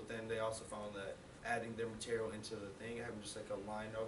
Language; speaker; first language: English; native; English